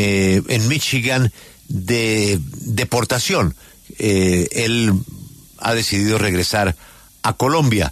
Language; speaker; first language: Spanish; native; Spanish